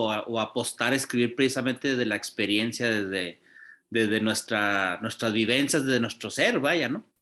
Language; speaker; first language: Spanish; native; Spanish